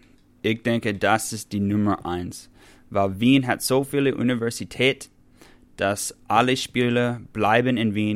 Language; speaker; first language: German; non-native, fluent; English